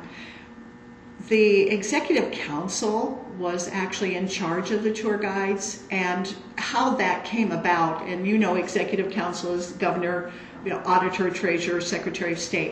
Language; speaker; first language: English; native; English